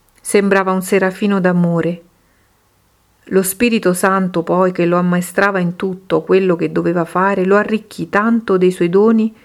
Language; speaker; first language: Italian; native; Italian